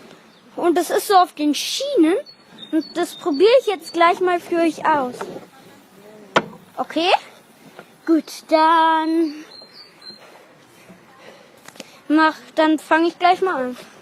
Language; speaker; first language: German; native; German